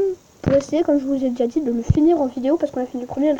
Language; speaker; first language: French; native; French